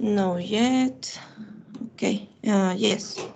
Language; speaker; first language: English; non-native, learner; Spanish